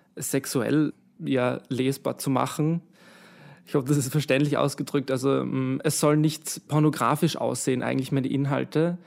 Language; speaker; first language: German; native; German